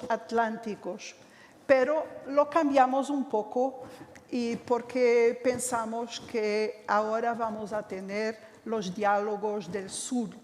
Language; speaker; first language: Spanish; non-native, fluent; Portuguese